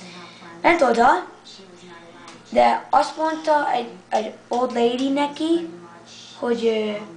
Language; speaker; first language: Hungarian; early bilingual, heritage; English